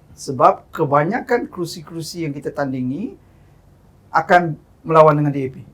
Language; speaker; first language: Malay; non-native, local second language; Chinese